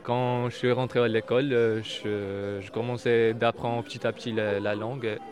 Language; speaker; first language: French; non-native, learner; Albanian